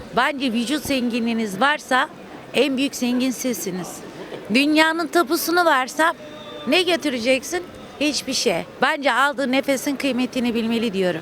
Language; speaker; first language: Turkish; native; Turkish